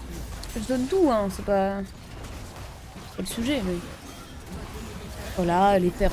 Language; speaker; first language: French; native; French